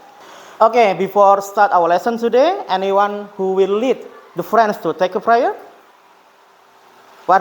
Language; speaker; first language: English; non-native, fluent; Indonesian